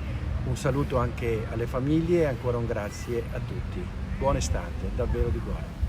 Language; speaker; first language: Italian; native; Italian